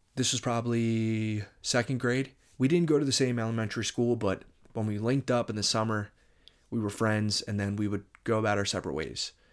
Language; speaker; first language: English; native; English